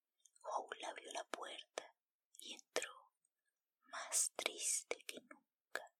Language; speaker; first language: Spanish; native; Spanish